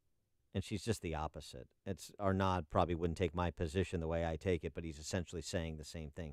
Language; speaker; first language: English; native; English